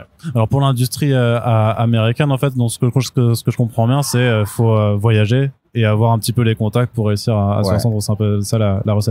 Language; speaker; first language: French; native; French